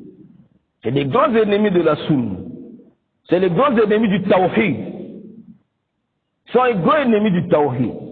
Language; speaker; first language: French; non-native, local second language; Lingala